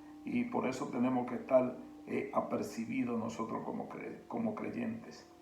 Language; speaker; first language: Spanish; native; Spanish